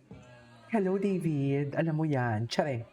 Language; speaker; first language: Filipino; native; Filipino